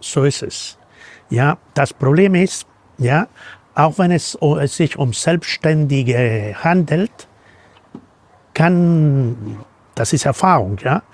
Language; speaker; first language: German; non-native, fluent; Spanish